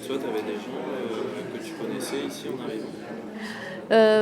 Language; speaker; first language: French; native; French